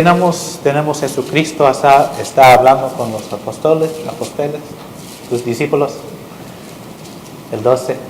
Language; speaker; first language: Spanish; non-native, learner; English